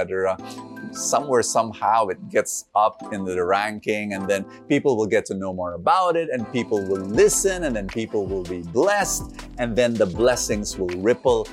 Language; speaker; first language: English; non-native, local second language; Filipino